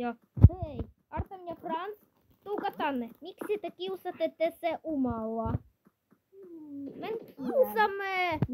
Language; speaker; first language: Finnish; non-native, learner; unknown